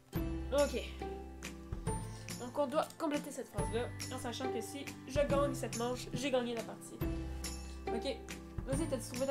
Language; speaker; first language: French; native; French